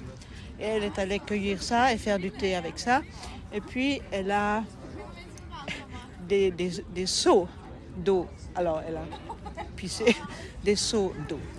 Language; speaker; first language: French; non-native, fluent; German